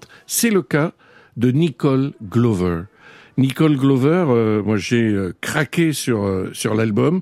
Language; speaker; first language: French; native; French